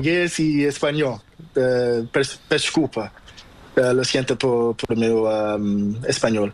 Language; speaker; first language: Spanish; non-native, learner; Portuguese